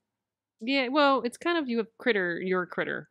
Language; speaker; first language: English; native; English